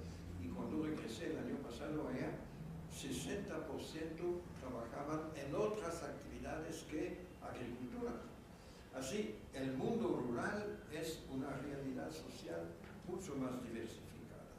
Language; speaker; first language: Spanish; non-native, fluent; French